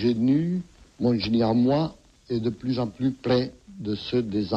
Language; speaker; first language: French; non-native, fluent; Catalan